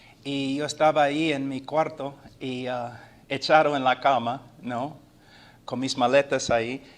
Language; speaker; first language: Spanish; non-native, fluent; English